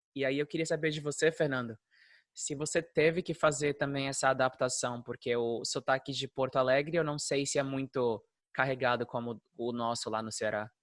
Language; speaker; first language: Portuguese; native; Portuguese